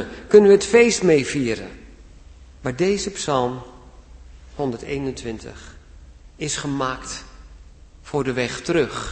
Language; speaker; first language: Dutch; native; Dutch